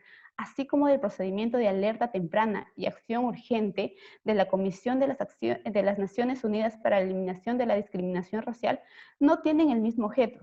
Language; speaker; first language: Spanish; native; Spanish